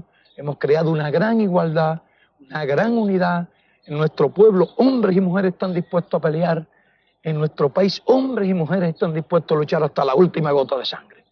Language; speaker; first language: Spanish; native; Spanish